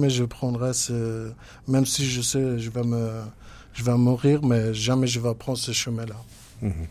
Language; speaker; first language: French; non-native, learner; Kurdish